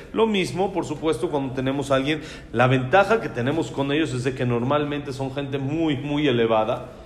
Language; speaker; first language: Spanish; native; Spanish